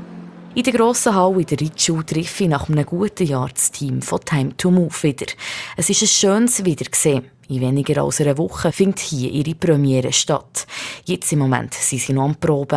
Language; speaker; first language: German; native; German